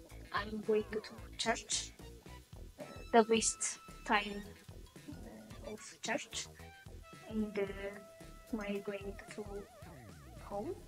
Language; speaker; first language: English; non-native, learner; Amharic